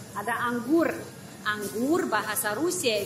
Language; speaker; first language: Indonesian; non-native, fluent; Russian